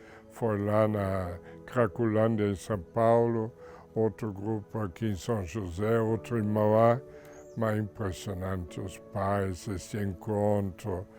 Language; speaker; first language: Portuguese; non-native, fluent; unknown